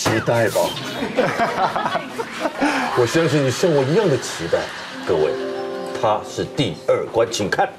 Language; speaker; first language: Chinese; native; Chinese